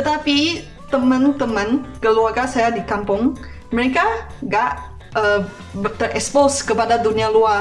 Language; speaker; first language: Indonesian; non-native, fluent; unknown